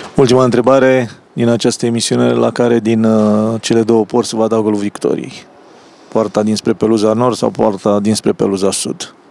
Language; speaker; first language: Romanian; native; Romanian